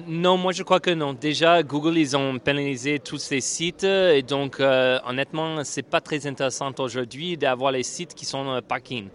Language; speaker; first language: French; non-native, fluent; English